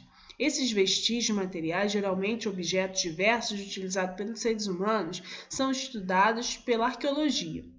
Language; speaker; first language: Portuguese; native; Portuguese